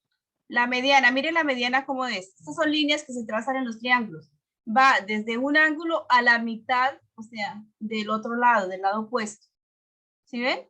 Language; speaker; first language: Spanish; native; Spanish